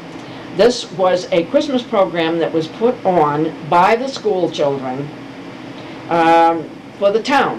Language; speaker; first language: English; native; English